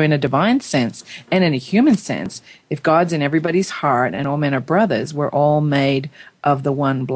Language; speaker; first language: English; native; English